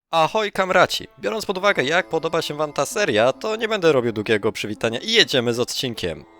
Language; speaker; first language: Polish; native; Polish